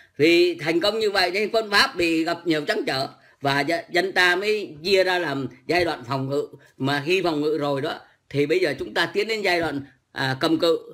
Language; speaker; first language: Vietnamese; native; Vietnamese